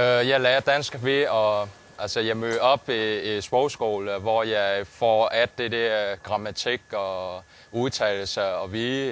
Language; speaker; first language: Danish; non-native, learner; Vietnamese